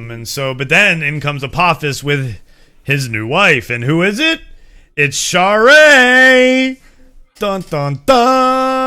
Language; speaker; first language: English; native; English